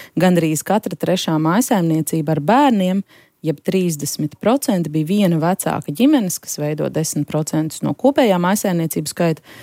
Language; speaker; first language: Latvian; native; Latvian